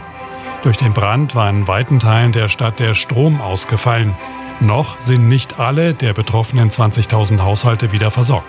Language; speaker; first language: German; native; German